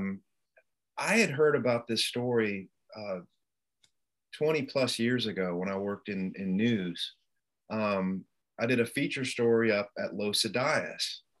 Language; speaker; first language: English; native; English